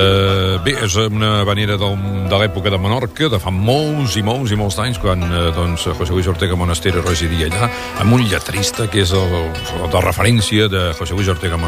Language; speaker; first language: Catalan; native; Catalan